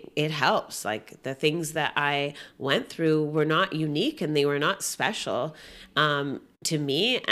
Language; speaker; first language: English; native; English